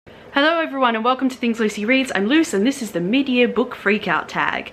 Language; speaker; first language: English; native; English